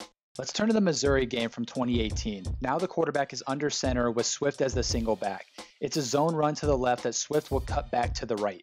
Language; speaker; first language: English; native; English